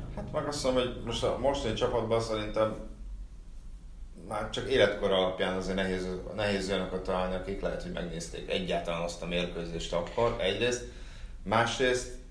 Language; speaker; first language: Hungarian; native; Hungarian